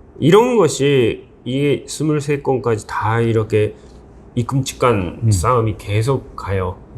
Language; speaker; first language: Korean; non-native, fluent; Japanese